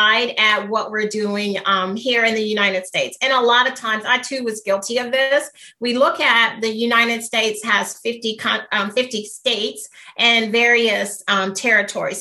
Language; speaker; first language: English; native; English